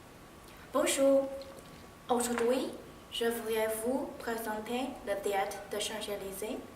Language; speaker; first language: French; non-native, learner; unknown